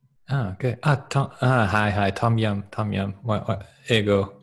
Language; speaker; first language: Japanese; non-native, learner; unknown